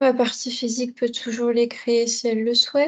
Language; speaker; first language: French; native; French